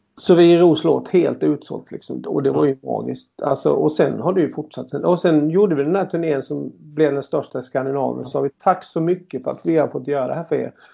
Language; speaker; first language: Swedish; native; Swedish